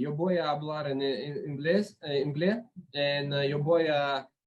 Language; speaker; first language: Spanish; non-native, learner; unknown